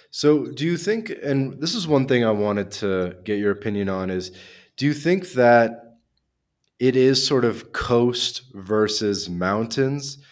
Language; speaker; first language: English; native; English